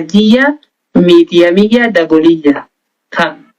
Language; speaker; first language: Arabic; non-native, learner; Oromo